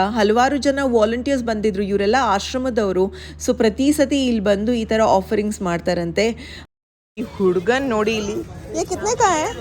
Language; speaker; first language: Kannada; native; Kannada